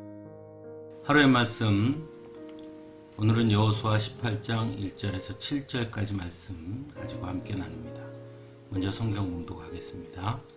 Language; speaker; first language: Korean; native; Korean